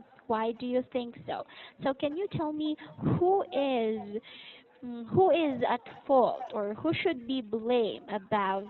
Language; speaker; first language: English; non-native, local second language; Filipino